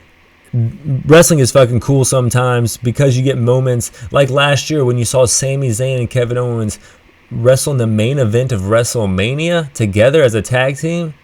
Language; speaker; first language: English; native; English